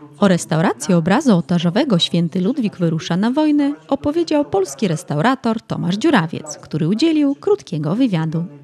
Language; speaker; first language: Polish; early bilingual, heritage; Polish